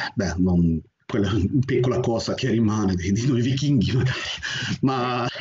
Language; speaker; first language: Italian; non-native, fluent; Norwegian